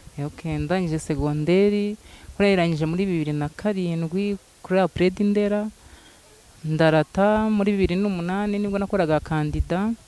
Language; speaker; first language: Kinyarwanda; native; Kinyarwanda